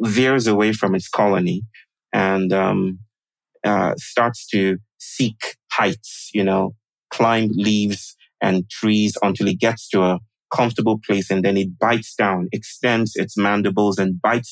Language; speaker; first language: English; non-native, local second language; Yoruba